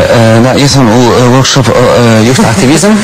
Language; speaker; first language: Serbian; non-native, learner; Italian